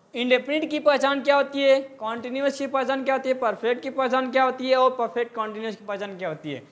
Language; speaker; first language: Hindi; native; Hindi